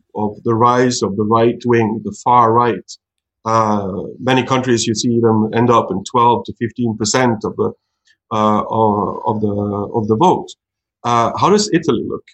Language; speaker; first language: English; non-native, fluent; Norwegian